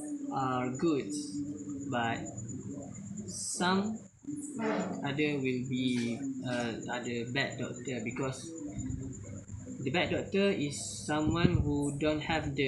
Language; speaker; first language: English; non-native, learner; Malay